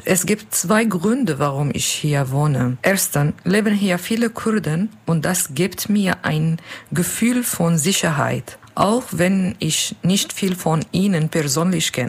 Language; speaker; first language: German; non-native, learner; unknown